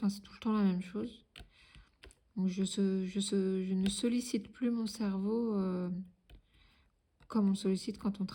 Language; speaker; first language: French; native; French